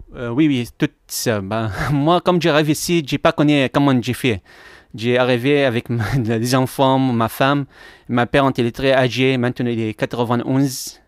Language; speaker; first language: French; non-native, learner; Arabic